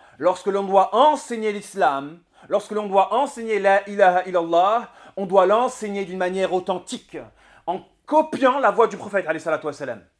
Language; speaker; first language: French; native; French